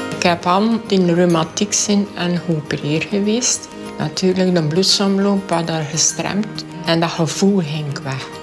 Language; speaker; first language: Dutch; native; Dutch